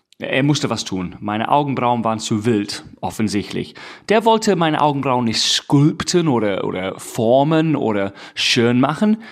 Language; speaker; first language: German; non-native, fluent; English